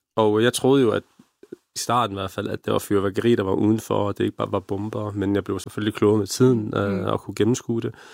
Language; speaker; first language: Danish; early bilingual, other home language; Arabic